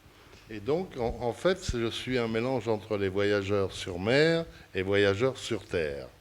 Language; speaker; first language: French; early bilingual, other home language; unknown